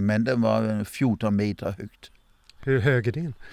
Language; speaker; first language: Swedish; non-native, fluent; German